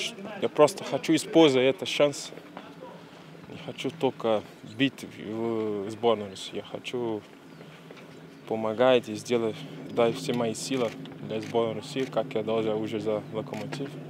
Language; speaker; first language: Russian; non-native, learner; Portuguese